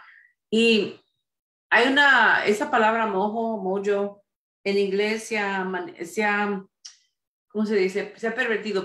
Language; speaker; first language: Spanish; early bilingual, heritage; Spanish